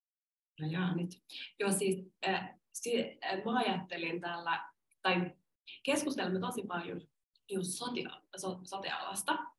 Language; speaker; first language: Finnish; non-native, local second language; Swedish